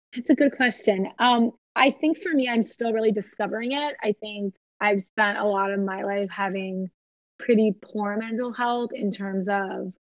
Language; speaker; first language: English; native; English